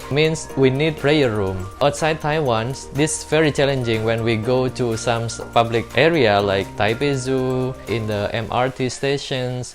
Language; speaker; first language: English; non-native, learner; Indonesian